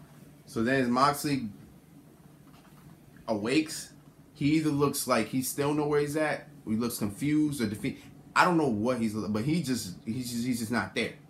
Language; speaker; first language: English; native; English